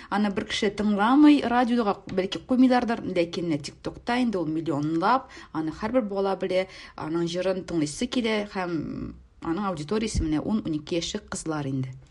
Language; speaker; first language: Tatar; native; Tatar